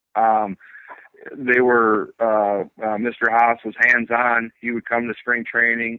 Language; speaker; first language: English; native; English